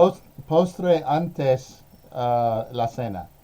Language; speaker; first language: Spanish; non-native, learner; English